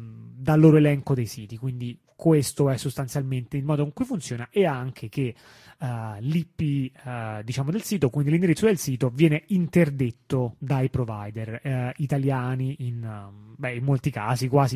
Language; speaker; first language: Italian; native; Italian